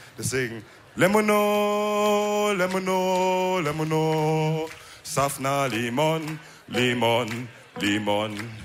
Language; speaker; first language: German; early bilingual, other home language; Wolof